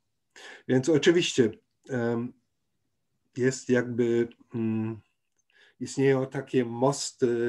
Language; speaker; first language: Polish; non-native, fluent; German